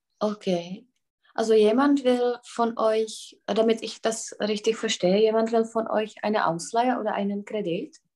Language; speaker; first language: German; non-native, fluent; Czech